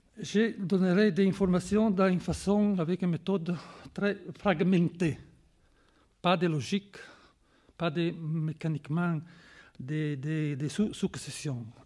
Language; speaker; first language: French; non-native, fluent; Italian